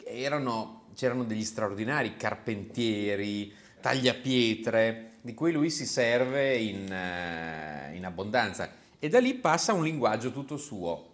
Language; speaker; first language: Italian; native; Italian